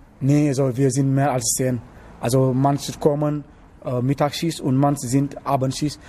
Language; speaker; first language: German; non-native, learner; Wolof